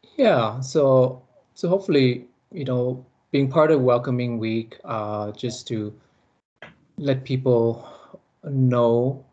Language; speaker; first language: English; early bilingual, other home language; Lao